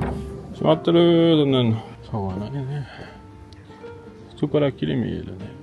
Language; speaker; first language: Japanese; non-native, learner; French